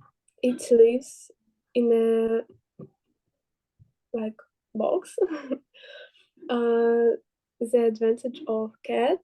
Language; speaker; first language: English; non-native, learner; Russian